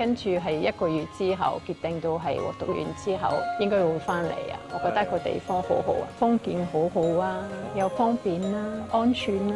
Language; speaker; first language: Cantonese; non-native, fluent; French